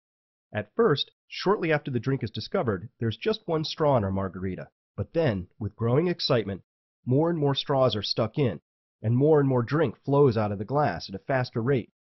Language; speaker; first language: English; native; English